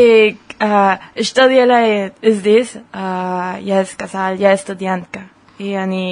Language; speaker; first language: Russian; non-native, learner; Spanish